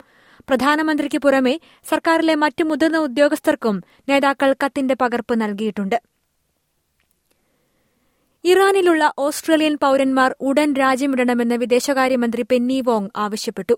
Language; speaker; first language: Malayalam; native; Malayalam